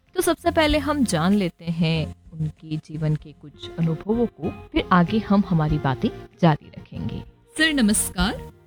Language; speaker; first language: Hindi; native; Hindi